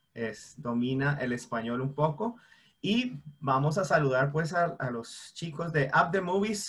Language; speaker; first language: Spanish; native; Spanish